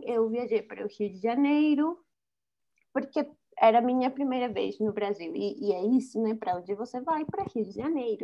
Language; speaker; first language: Portuguese; non-native, fluent; Spanish